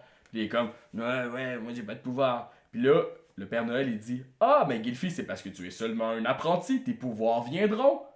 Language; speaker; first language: French; native; French